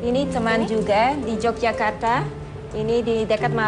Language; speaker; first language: Indonesian; non-native, learner; Dutch